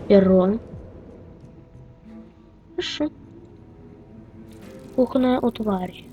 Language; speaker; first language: Russian; native; Russian